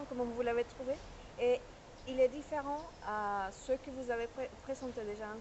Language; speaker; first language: French; non-native, fluent; Spanish